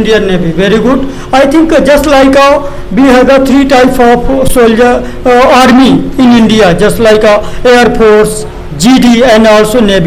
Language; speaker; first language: English; non-native, local second language; Hindi